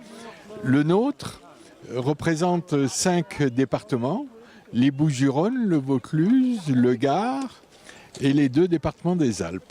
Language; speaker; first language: French; native; French